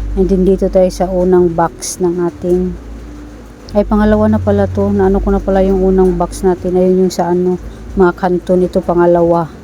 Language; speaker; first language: Filipino; non-native, local second language; Cebuano